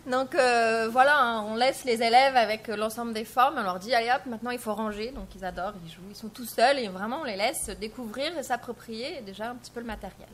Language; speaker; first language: French; native; French